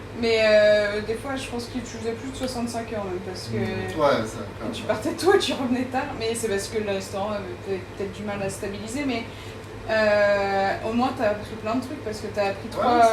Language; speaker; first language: French; native; French